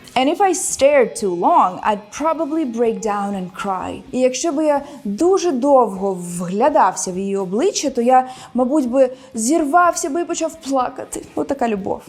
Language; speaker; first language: Ukrainian; non-native, local second language; Russian